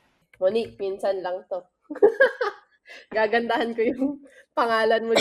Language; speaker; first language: Filipino; native; Filipino